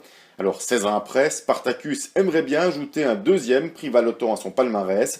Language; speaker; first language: French; native; French